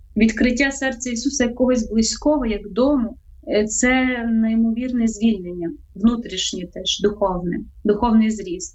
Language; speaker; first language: Ukrainian; native; Ukrainian